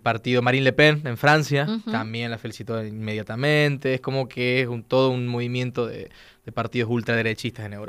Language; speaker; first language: Spanish; native; Spanish